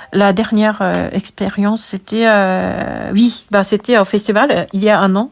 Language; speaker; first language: French; non-native, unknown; Japanese